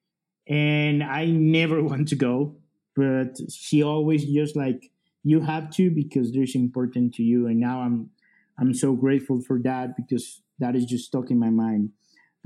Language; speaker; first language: English; non-native, fluent; Spanish